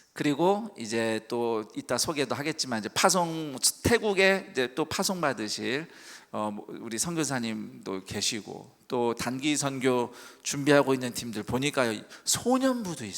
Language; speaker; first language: Korean; native; Korean